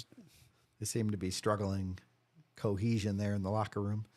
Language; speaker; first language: English; native; English